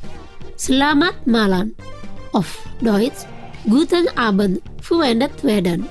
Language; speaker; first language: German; non-native, fluent; Indonesian